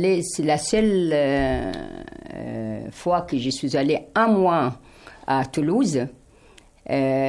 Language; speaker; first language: French; non-native, fluent; Arabic